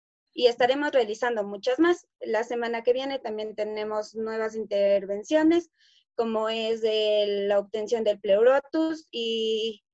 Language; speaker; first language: Spanish; native; Spanish